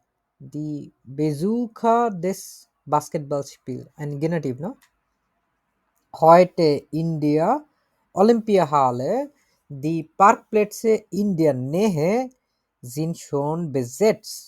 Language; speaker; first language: German; non-native, learner; Bangla